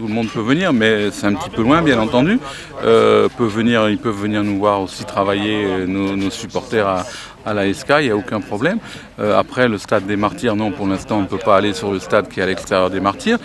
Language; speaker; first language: French; non-native, local second language; Lingala